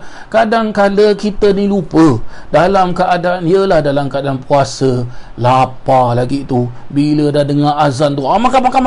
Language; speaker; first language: Malay; native; Malay